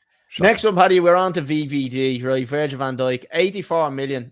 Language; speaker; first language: English; native; English